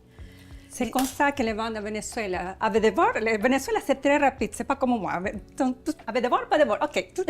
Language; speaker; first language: French; non-native, learner; Spanish